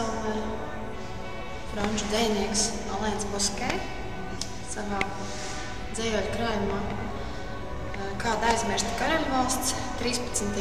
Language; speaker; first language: Latvian; native; Latvian